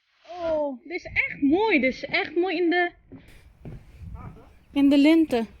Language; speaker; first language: Dutch; non-native, fluent; Filipino